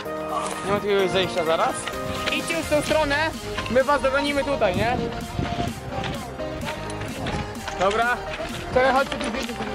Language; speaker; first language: Polish; native; Polish